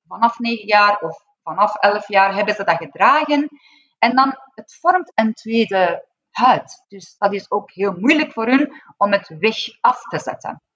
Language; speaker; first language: Dutch; non-native, fluent; Persian